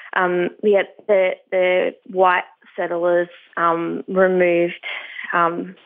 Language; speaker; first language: English; native; English